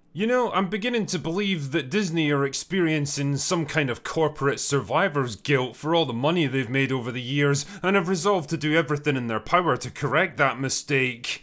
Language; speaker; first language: English; native; English